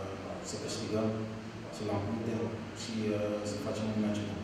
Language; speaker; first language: Romanian; non-native, learner; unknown